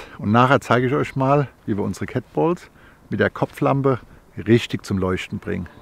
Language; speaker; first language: German; native; German